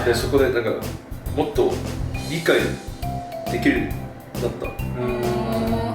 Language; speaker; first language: Japanese; non-native, fluent; Chinese